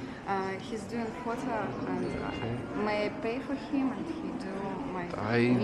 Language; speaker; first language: English; non-native, learner; Russian